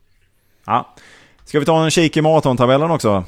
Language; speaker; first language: Swedish; native; Swedish